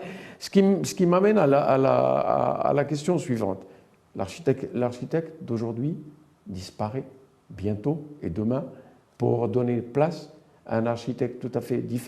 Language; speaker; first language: French; non-native, local second language; Arabic